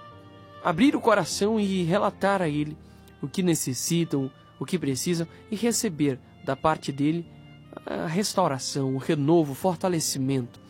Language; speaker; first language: Portuguese; native; Portuguese